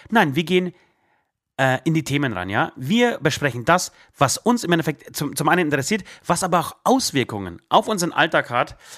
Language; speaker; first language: German; early bilingual, other home language; Polish